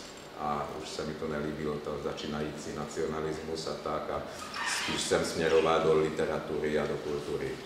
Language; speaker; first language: Czech; non-native, fluent; Hungarian